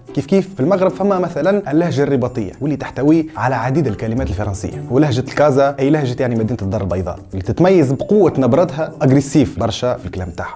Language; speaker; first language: Arabic; native; Arabic